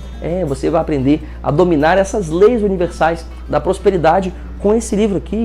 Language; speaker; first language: Portuguese; native; Portuguese